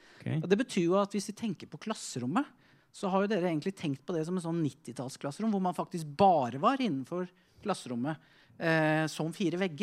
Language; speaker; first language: Norwegian; native; Norwegian